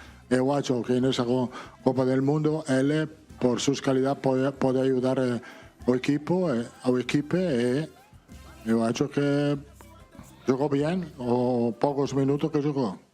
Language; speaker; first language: Portuguese; non-native, fluent; Italian